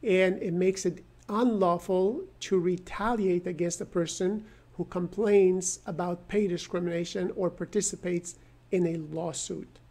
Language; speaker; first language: English; non-native, fluent; Persian